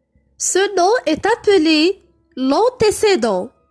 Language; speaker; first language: French; non-native, local second language; Arabic